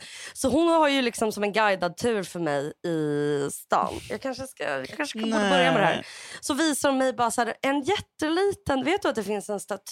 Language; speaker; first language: Swedish; native; Swedish